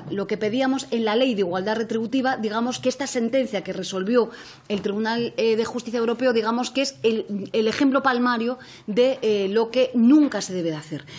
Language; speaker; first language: Spanish; native; Spanish